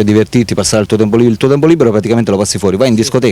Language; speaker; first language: Italian; native; Italian